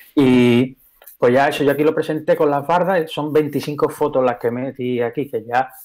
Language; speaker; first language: Spanish; native; Spanish